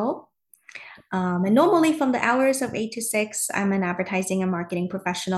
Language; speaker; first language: English; non-native, fluent; Chinese